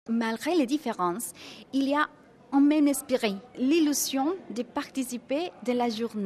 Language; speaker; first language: French; non-native, fluent; Spanish